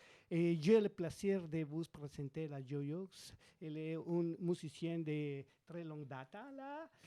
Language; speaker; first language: French; non-native, learner; Spanish